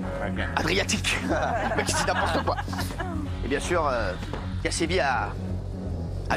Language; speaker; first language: French; native; French